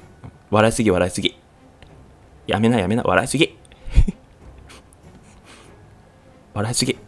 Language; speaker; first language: Japanese; native; Japanese